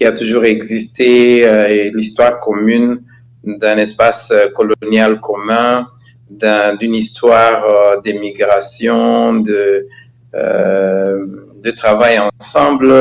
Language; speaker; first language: French; non-native, local second language; Kinyarwanda